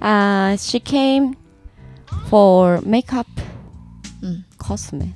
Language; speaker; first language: English; non-native, learner; Japanese